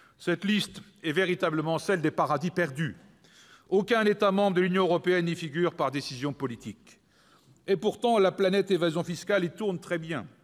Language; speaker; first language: French; native; French